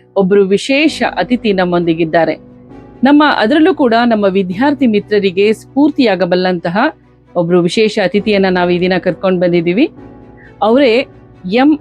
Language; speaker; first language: Kannada; native; Kannada